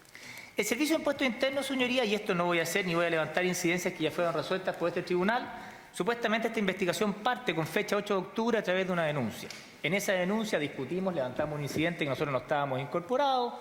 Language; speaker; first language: Spanish; native; Spanish